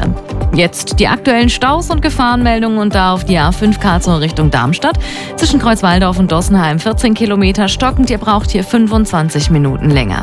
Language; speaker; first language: German; native; German